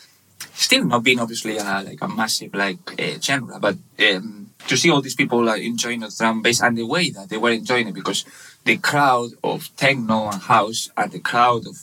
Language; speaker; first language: English; non-native, fluent; Spanish